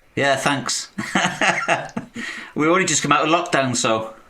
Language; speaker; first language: English; native; English